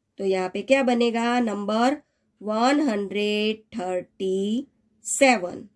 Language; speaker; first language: Hindi; non-native, local second language; Gujarati